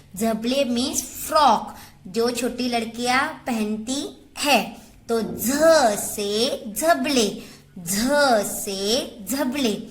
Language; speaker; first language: Hindi; non-native, local second language; Marathi